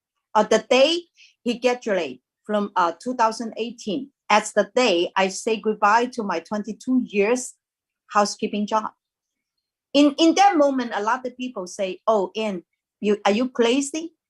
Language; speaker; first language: English; non-native, learner; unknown